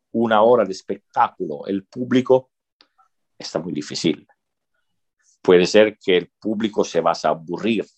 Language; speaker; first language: Spanish; non-native, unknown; Italian